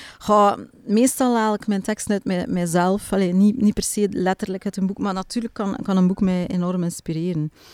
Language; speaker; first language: Dutch; native; Dutch